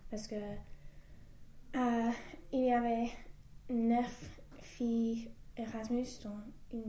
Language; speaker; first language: French; non-native, learner; English